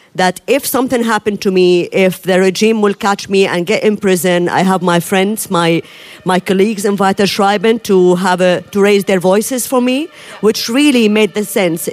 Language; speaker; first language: English; non-native, fluent; Arabic